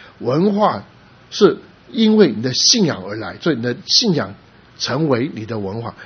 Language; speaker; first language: Chinese; early bilingual, other home language; Cantonese